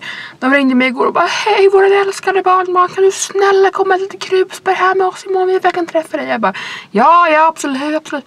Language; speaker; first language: Swedish; native; Swedish